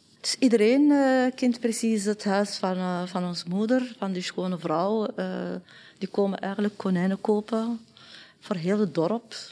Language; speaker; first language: Dutch; non-native, learner; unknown